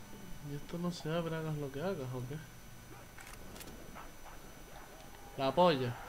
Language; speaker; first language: Spanish; native; Spanish